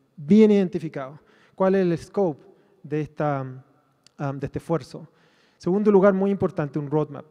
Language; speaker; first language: Spanish; native; Spanish